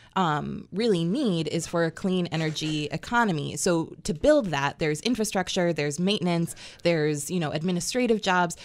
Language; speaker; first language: English; native; English